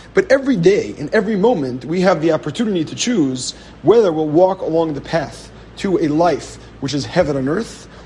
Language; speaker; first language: English; native; English